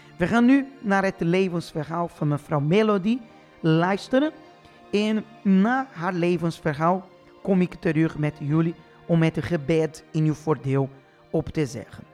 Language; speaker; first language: Dutch; non-native, fluent; Portuguese